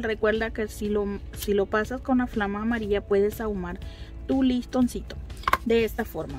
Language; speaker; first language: Spanish; native; Spanish